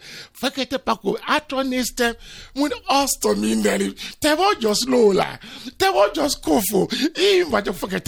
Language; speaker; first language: Hungarian; non-native, fluent; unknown